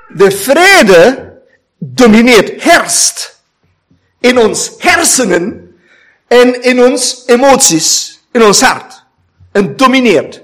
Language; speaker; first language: Dutch; non-native, fluent; German